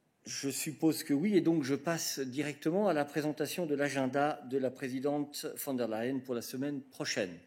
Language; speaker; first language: French; native; French